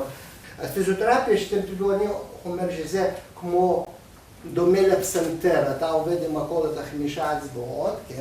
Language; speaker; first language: Hebrew; non-native, fluent; Russian